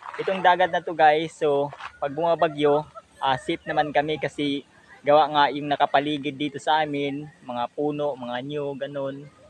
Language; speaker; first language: Filipino; non-native, local second language; Cebuano